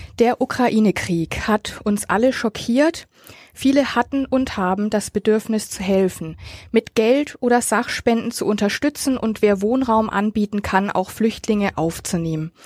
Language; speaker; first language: German; native; German